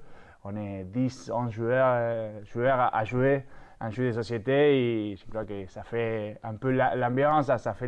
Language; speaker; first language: French; non-native, fluent; Spanish